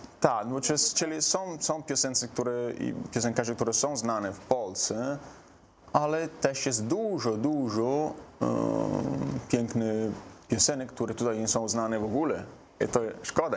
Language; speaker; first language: Polish; non-native, learner; Italian